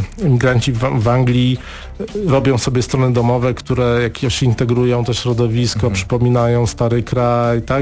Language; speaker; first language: Polish; native; Polish